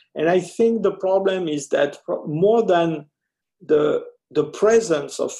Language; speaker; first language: English; early bilingual, other home language; French